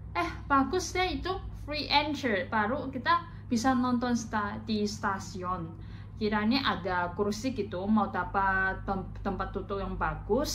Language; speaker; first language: Indonesian; non-native, fluent; Chinese